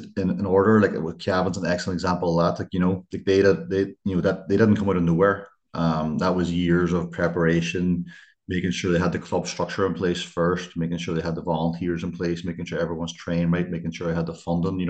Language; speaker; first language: English; native; English